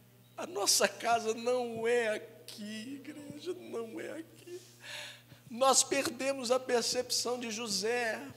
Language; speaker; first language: Portuguese; native; Portuguese